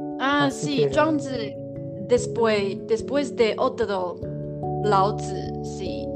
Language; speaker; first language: Spanish; non-native, learner; Chinese